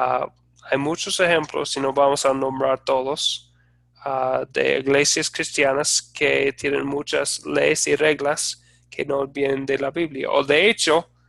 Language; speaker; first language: Spanish; non-native, fluent; English